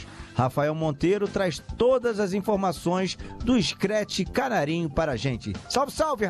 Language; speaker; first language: Portuguese; native; Portuguese